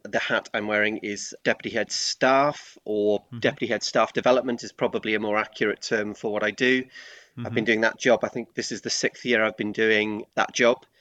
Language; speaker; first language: English; native; English